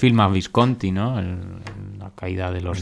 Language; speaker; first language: Spanish; native; Spanish